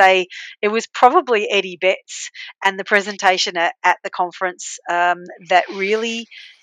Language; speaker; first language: English; native; English